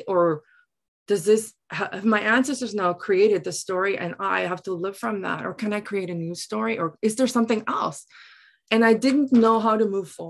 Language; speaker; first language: English; non-native, local second language; Afrikaans